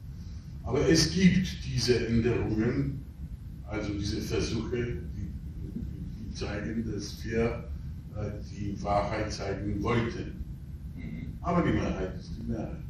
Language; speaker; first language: German; non-native, fluent; Polish